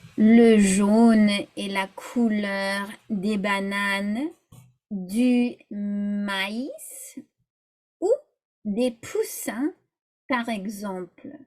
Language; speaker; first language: French; non-native, fluent; English